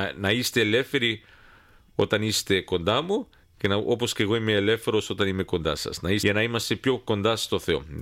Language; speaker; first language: Greek; early bilingual, heritage; Greek